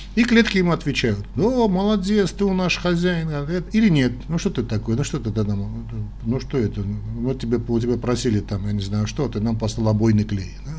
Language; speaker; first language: Russian; non-native, local second language; Armenian